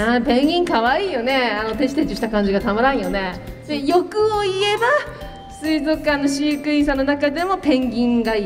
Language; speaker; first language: Japanese; native; Japanese